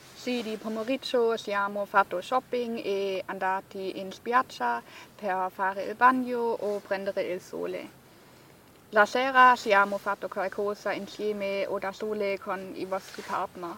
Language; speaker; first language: Italian; non-native, learner; German